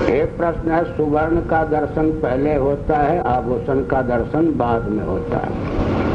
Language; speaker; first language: Hindi; non-native, local second language; Maithili